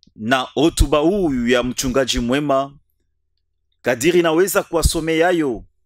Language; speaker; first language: Swahili; native; Swahili